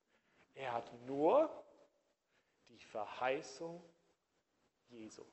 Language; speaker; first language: German; non-native, fluent; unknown